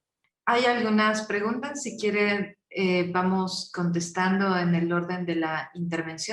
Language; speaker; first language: Spanish; native; Spanish